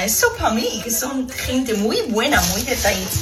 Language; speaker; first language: Spanish; non-native, fluent; English